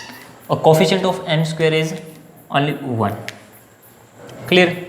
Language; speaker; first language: Hindi; native; Hindi